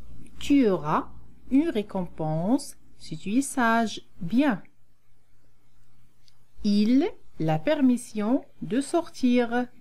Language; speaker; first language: French; non-native, local second language; Arabic